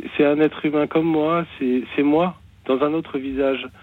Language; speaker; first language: French; native; French